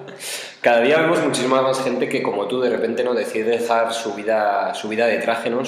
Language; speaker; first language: Spanish; native; Spanish